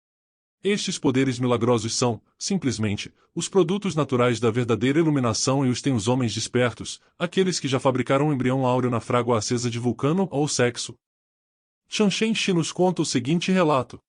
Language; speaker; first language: Portuguese; native; Portuguese